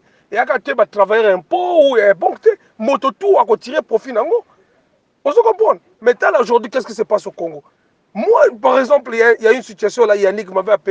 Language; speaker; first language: French; non-native, local second language; Lingala